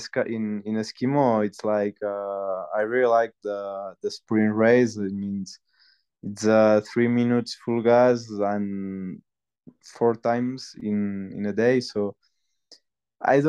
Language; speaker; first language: English; non-native, fluent; Spanish